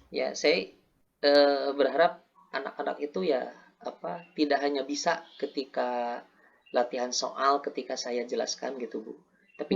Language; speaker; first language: Indonesian; native; Indonesian